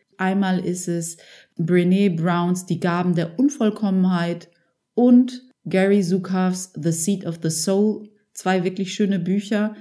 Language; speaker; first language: German; early bilingual, other home language; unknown